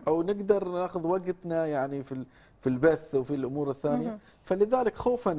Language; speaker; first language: Arabic; native; Arabic